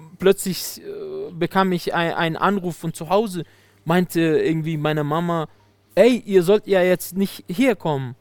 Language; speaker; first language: German; non-native, fluent; Persian